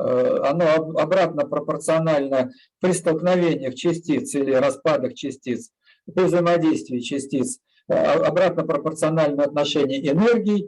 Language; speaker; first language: Russian; native; Russian